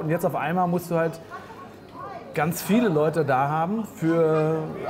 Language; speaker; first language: German; native; German